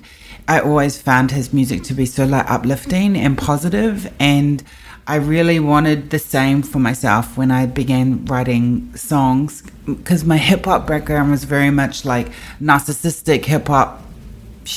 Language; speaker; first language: English; native; English